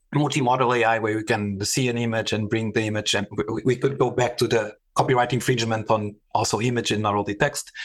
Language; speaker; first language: English; non-native, fluent; Portuguese